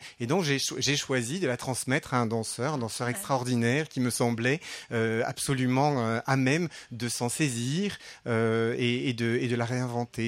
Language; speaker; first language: French; native; French